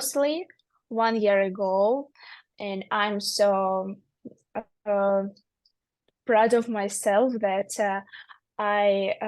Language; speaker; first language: English; non-native, learner; Russian